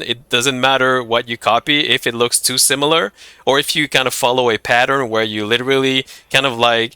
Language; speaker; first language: English; non-native, fluent; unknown